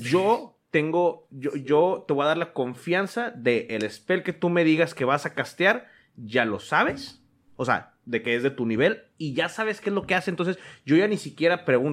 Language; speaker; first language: Spanish; native; Spanish